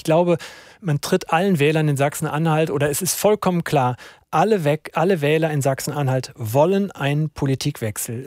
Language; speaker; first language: German; native; German